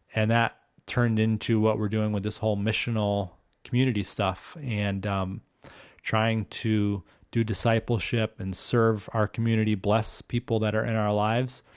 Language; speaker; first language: English; native; English